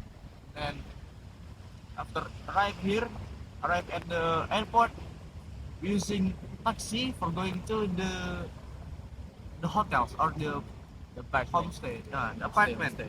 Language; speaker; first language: English; non-native, learner; Indonesian